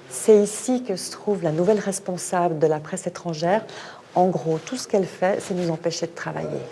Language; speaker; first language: French; native; French